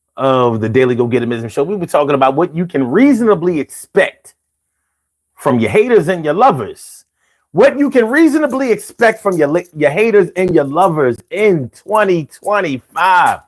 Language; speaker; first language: English; native; English